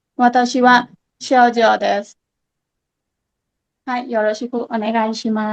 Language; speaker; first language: Japanese; non-native, learner; Burmese